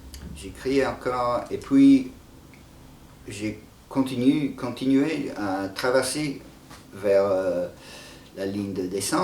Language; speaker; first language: French; non-native, fluent; English